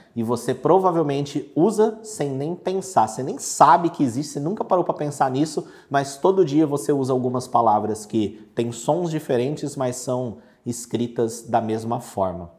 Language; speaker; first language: Portuguese; native; Portuguese